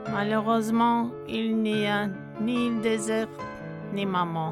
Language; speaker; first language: French; non-native, learner; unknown